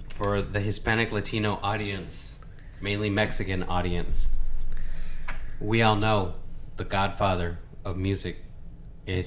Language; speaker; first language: English; early bilingual, other home language; Spanish